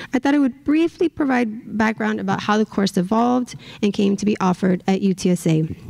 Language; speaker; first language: English; native; English